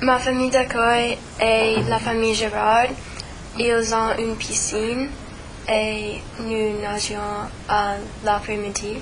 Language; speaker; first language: French; non-native, learner; English